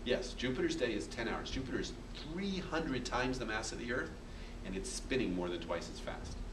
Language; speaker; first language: English; native; English